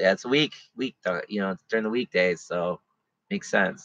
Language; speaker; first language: English; native; English